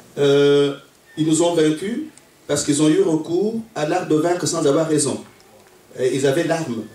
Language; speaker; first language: French; non-native, local second language; Luba-Lulua